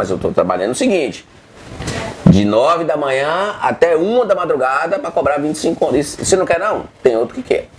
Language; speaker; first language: Portuguese; native; Portuguese